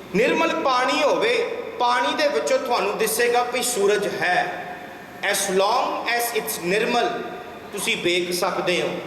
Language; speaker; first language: Punjabi; early bilingual, heritage; Punjabi